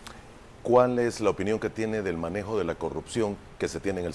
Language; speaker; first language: Spanish; native; Spanish